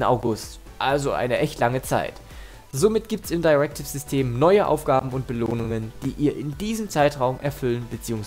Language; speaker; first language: German; native; German